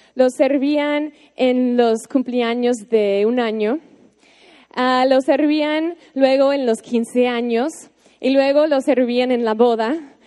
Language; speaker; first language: Spanish; non-native, fluent; English